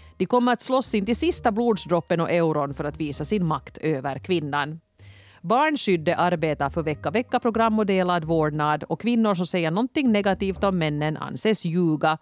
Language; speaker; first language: Swedish; native; Swedish